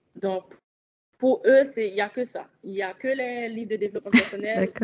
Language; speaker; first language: French; native; French